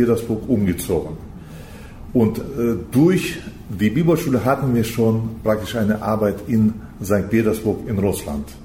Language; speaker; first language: German; early bilingual, heritage; German